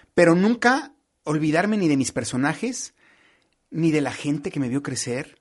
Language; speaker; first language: Spanish; native; Spanish